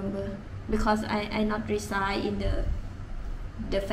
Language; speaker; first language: English; non-native, learner; Thai